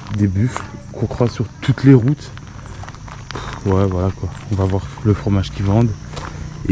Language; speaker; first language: French; native; French